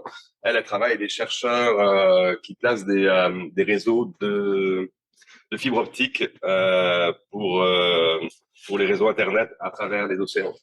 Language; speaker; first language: French; native; French